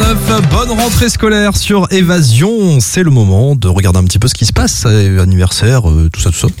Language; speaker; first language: French; native; French